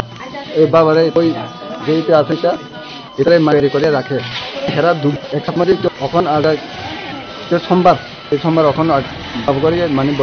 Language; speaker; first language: Bangla; non-native, local second language; Kok Borok